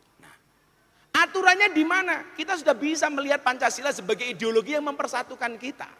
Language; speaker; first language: Indonesian; non-native, local second language; Javanese